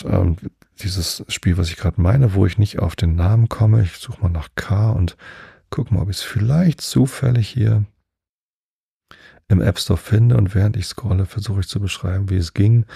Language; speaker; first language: German; native; German